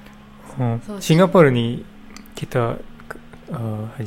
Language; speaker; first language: Japanese; non-native, learner; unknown